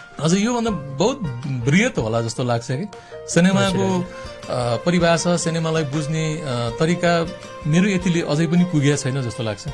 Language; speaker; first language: Nepali; non-native, local second language; Gurung